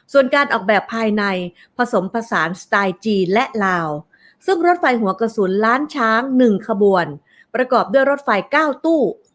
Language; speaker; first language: Thai; native; Thai